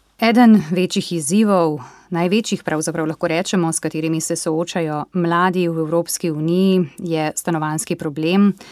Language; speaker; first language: Slovenian; native; Slovenian